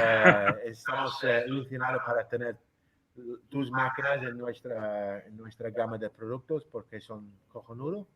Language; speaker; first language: Spanish; non-native, fluent; English